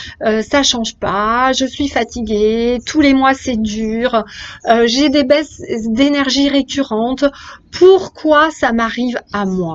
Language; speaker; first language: French; native; French